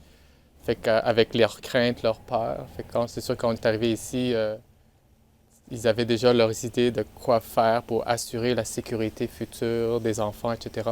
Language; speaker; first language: French; native; French